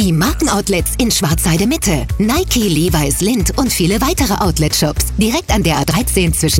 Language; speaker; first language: German; native; German